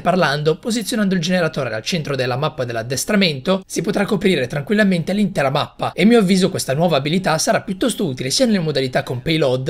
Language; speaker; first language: Italian; native; Italian